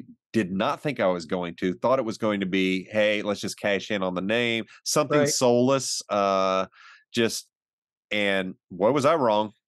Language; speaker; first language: English; native; English